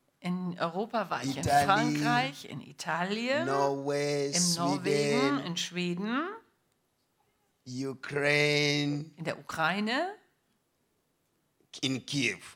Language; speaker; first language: German; non-native, learner; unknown